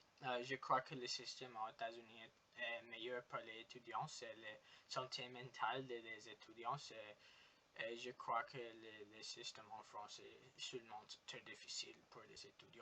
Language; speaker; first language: French; non-native, learner; English